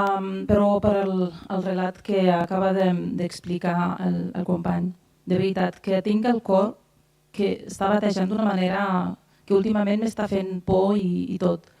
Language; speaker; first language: Catalan; non-native, fluent; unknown